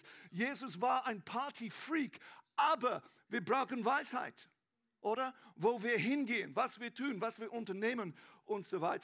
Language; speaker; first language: German; non-native, learner; English